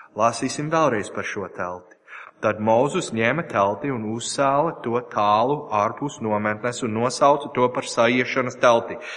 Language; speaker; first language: Latvian; non-native, learner; English